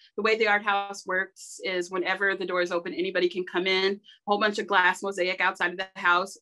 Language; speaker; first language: English; native; English